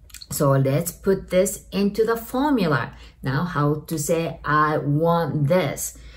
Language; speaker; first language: English; non-native, fluent; Japanese